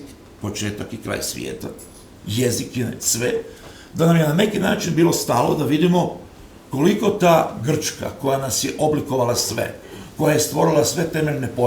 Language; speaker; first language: Croatian; native; Croatian